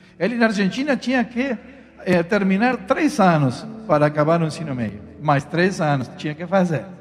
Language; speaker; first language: Portuguese; non-native, fluent; Spanish